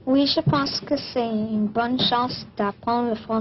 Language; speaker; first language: French; non-native, learner; English